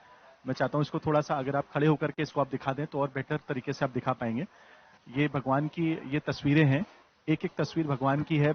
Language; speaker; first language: Hindi; native; Hindi